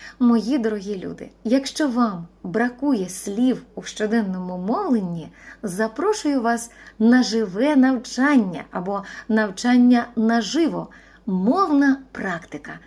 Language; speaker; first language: Ukrainian; native; Ukrainian